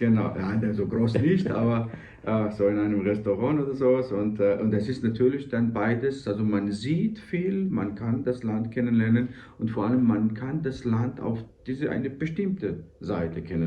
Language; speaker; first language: German; non-native, fluent; Georgian